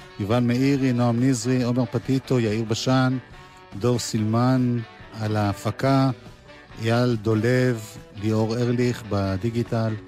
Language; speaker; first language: Hebrew; native; Hebrew